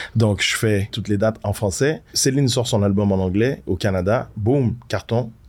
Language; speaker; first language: French; native; French